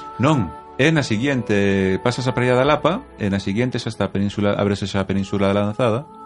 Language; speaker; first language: Galician; native; Galician